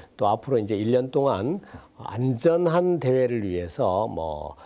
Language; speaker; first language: Korean; native; Korean